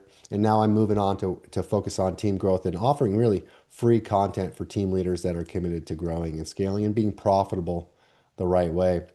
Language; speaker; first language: English; native; English